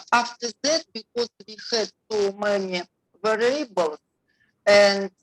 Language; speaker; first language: English; non-native, learner; Russian